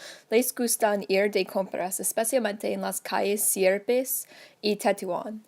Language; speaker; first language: Spanish; non-native, learner; English